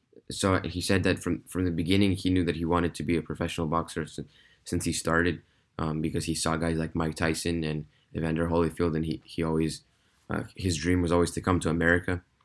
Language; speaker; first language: English; early bilingual, other home language; Russian